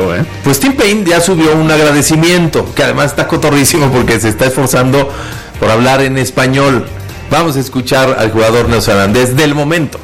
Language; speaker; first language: Spanish; native; Spanish